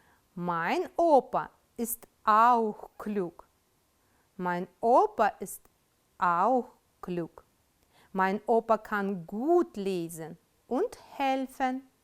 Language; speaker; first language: German; non-native, fluent; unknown